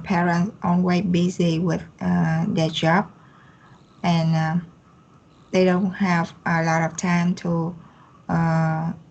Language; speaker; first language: English; non-native, learner; Vietnamese